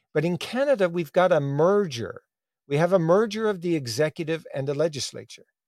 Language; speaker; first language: English; native; English